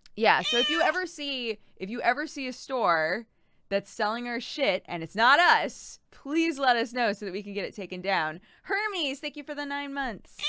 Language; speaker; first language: English; native; English